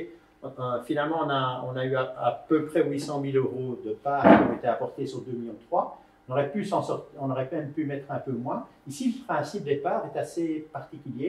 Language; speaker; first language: French; native; French